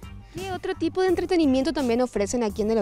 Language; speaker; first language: Spanish; native; Spanish